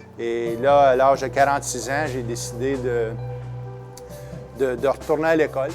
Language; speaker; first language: French; native; French